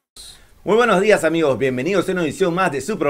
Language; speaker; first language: Spanish; native; Spanish